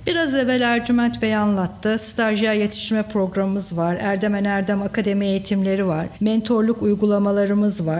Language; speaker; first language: Turkish; native; Turkish